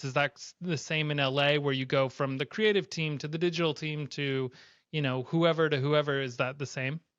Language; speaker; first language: English; native; English